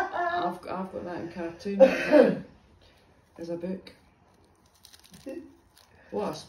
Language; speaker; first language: English; native; English